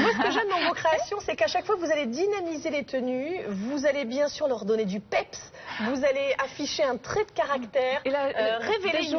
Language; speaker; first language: French; native; French